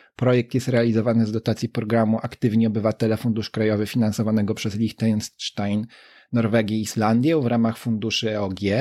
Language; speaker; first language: Polish; native; Polish